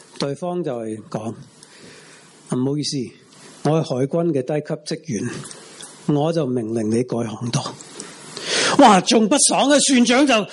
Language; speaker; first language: Cantonese; non-native, fluent; English